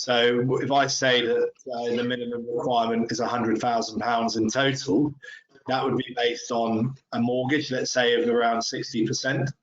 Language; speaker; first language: English; native; English